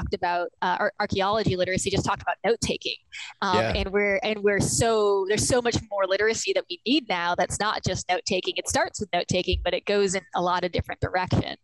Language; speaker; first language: English; native; English